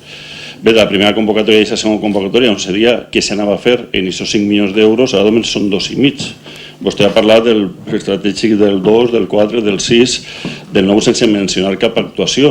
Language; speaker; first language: Catalan; native; Catalan